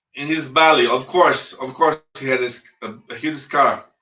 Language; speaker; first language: English; non-native, fluent; Portuguese